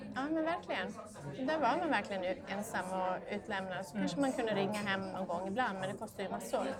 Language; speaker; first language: Swedish; native; Swedish